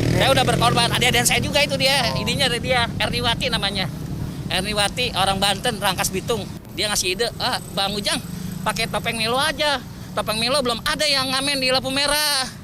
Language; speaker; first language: Indonesian; native; Indonesian